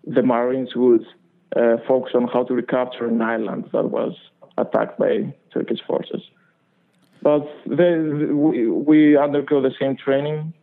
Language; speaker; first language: English; non-native, fluent; Greek